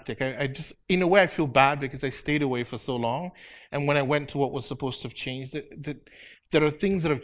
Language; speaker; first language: English; native; English